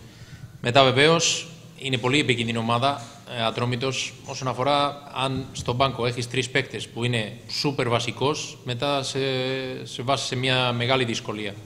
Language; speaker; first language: Greek; non-native, learner; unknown